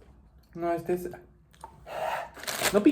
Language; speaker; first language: Spanish; non-native, learner; French